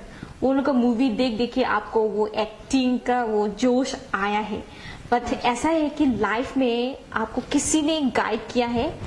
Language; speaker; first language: Hindi; non-native, local second language; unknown